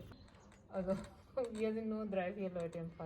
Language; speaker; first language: German; non-native, fluent; Urdu